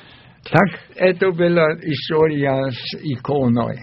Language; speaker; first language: Russian; non-native, fluent; German